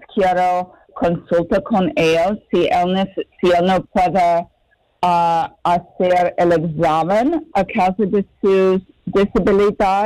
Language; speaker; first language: Spanish; non-native, fluent; English